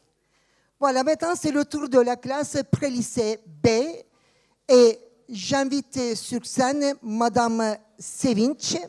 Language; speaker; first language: French; non-native, fluent; Turkish